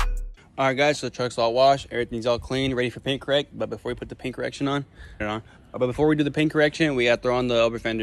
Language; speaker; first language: English; native; English